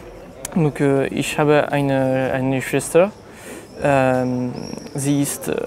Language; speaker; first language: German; non-native, learner; French